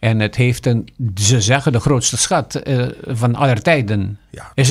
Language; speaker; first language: Dutch; non-native, local second language; Papiamento